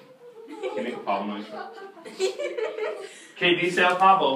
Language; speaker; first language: Spanish; non-native, fluent; English